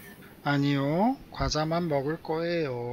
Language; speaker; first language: Korean; native; Korean